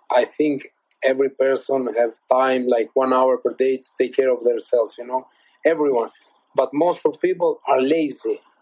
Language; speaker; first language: English; non-native, fluent; Albanian